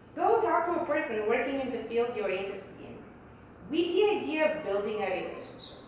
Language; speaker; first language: English; early bilingual, other home language; Bulgarian